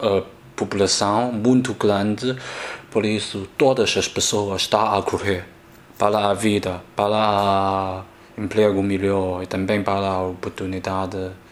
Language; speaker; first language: Portuguese; non-native, learner; Chinese